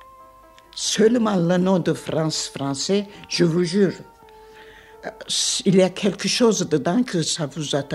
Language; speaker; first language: French; non-native, fluent; Armenian